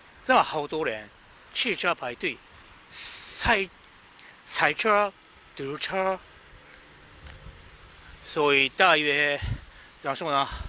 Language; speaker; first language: Chinese; non-native, learner; Japanese